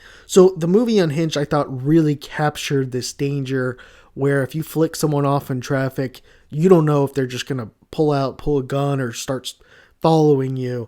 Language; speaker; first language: English; native; English